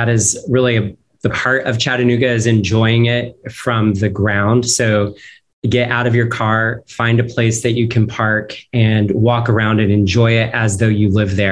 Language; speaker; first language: English; native; English